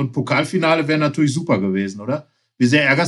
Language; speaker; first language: German; native; German